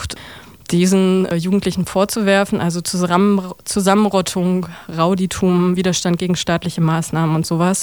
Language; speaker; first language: German; native; German